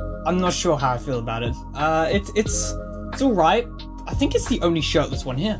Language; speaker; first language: English; native; English